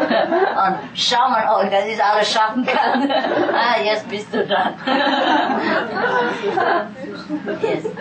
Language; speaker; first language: German; non-native, fluent; Vietnamese